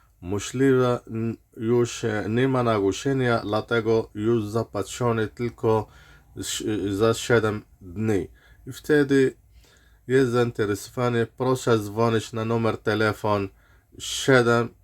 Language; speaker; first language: Polish; non-native, learner; Arabic